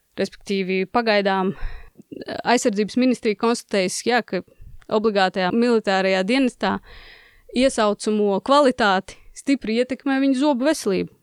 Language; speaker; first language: Latvian; non-native, local second language; Russian